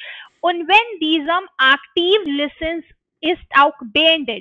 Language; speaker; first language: German; non-native, learner; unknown